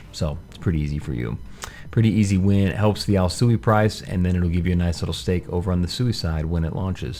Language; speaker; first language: English; native; English